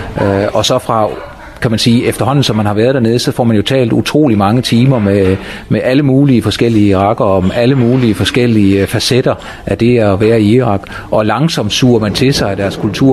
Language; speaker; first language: Danish; native; Danish